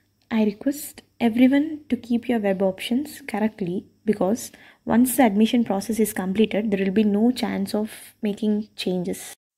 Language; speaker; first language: English; non-native, local second language; Telugu